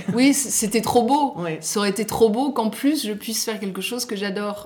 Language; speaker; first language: French; native; French